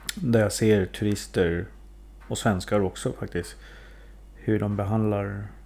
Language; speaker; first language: Swedish; early bilingual, other home language; Thai